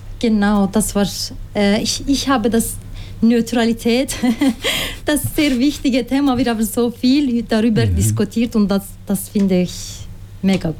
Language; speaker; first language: German; non-native, learner; Spanish